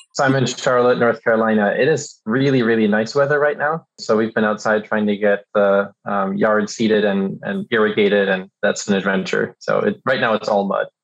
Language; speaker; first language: English; early bilingual, other home language; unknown